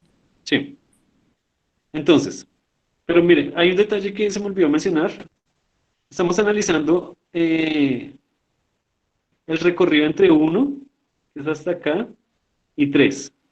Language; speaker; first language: Spanish; native; Spanish